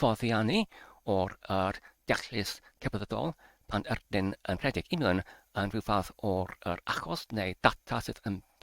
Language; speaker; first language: Welsh; non-native, learner; English